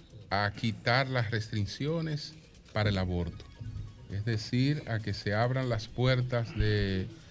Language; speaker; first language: Spanish; native; Spanish